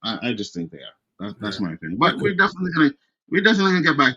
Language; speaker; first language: English; native; English